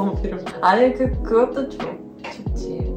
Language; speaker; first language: Korean; non-native, learner; Dutch